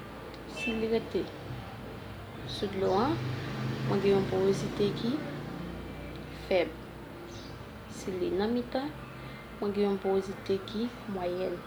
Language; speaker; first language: French; non-native, local second language; Haitian Creole